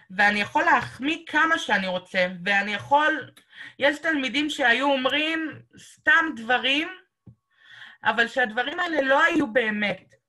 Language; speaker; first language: Hebrew; native; Hebrew